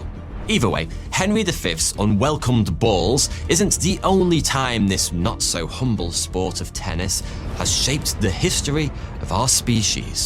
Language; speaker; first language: English; native; English